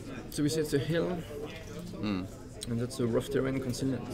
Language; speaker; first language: English; non-native, learner; French